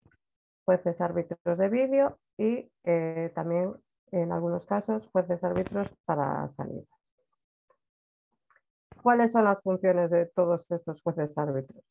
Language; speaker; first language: Spanish; native; Spanish